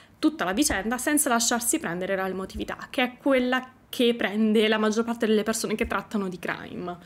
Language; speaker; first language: Italian; native; Italian